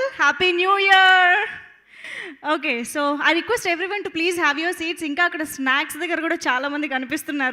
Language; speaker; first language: Telugu; native; Telugu